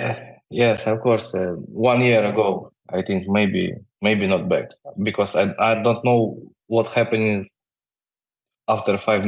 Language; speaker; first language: English; non-native, learner; Ukrainian